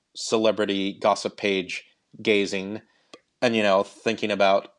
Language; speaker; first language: English; native; English